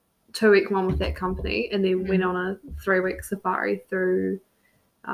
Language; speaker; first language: English; native; English